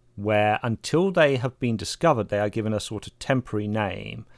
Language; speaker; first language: English; native; English